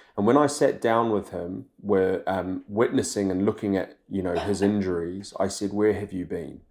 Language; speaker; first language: English; native; English